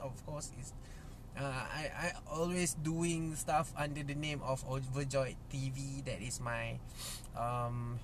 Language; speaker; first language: English; non-native, local second language; Malay